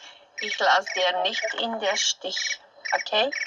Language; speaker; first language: German; non-native, learner; Dutch